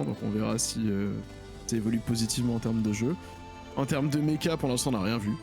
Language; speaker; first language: French; native; French